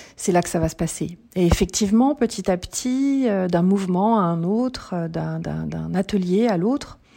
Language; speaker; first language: French; native; French